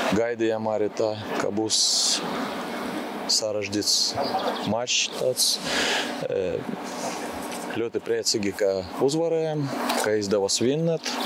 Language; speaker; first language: Latvian; non-native, local second language; Russian